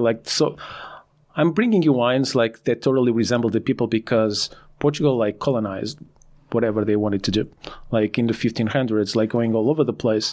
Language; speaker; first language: English; non-native, fluent; Portuguese